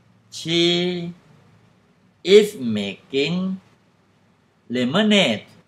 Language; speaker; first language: English; non-native, fluent; Thai